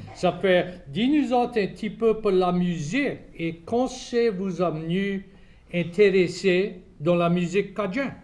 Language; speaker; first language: French; native; French